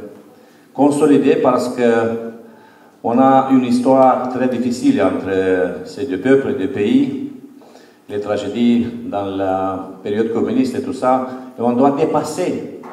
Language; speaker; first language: French; non-native, fluent; Romanian